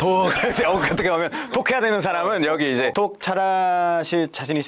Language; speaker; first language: Korean; non-native, fluent; Spanish